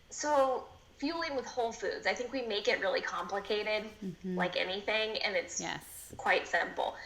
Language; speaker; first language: English; native; English